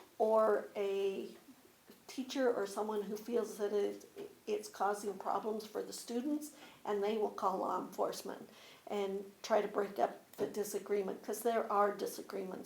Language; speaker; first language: English; native; English